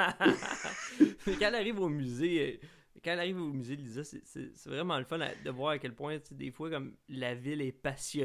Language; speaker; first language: French; native; French